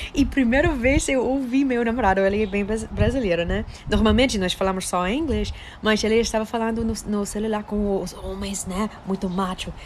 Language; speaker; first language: Portuguese; non-native, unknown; English